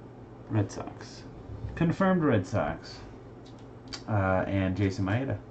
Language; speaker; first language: English; native; English